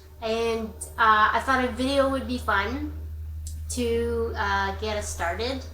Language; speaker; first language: English; native; English